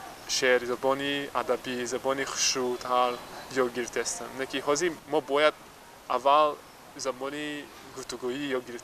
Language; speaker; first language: Persian; non-native, learner; English